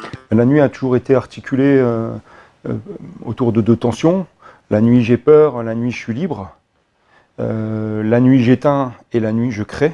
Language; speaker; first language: French; native; French